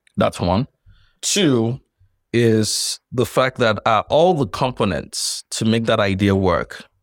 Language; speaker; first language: English; non-native, local second language; Yoruba